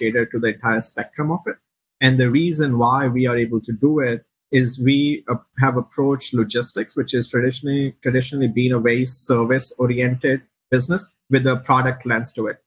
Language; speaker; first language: English; non-native, local second language; Hindi